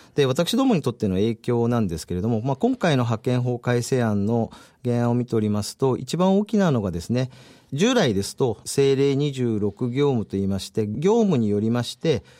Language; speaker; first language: Japanese; native; Japanese